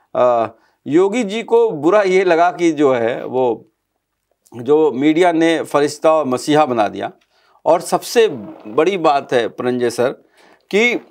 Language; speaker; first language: Hindi; native; Hindi